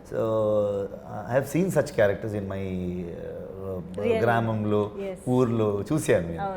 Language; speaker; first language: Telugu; non-native, learner; Kannada